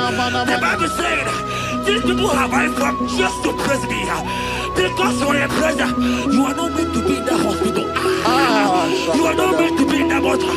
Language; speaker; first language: English; non-native, local second language; Igbo